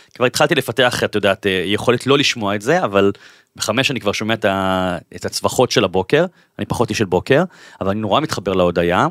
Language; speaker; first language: Hebrew; native; Hebrew